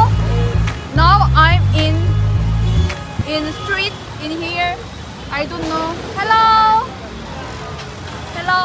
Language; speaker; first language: English; non-native, learner; Korean